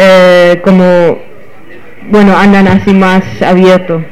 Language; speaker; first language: Spanish; non-native, fluent; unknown